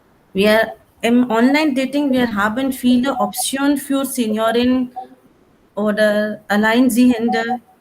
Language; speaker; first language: German; non-native, learner; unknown